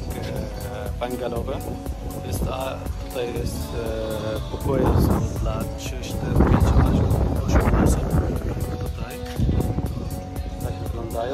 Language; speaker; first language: Polish; non-native, learner; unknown